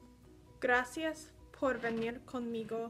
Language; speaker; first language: Spanish; non-native, learner; English